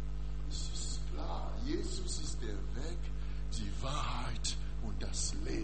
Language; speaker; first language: German; non-native, learner; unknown